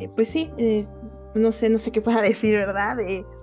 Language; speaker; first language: Spanish; native; Spanish